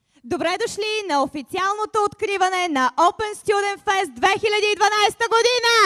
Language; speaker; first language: Bulgarian; native; Bulgarian